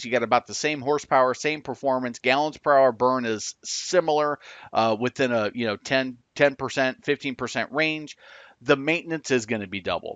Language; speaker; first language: English; native; English